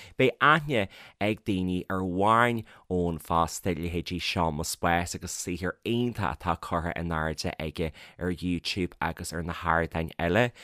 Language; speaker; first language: Irish; native; Irish